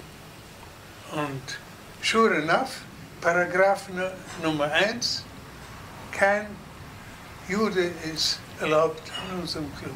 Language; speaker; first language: German; native; German